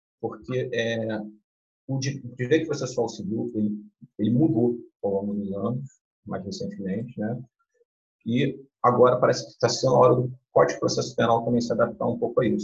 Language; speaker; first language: Portuguese; native; Portuguese